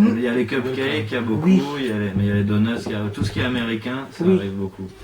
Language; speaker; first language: French; native; French